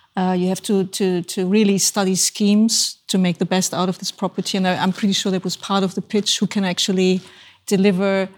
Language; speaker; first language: English; non-native, fluent; German